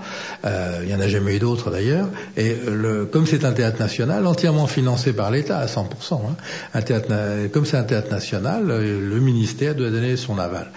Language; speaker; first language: French; native; French